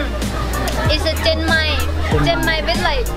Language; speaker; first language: English; non-native, learner; Thai